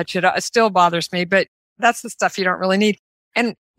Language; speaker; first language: English; native; English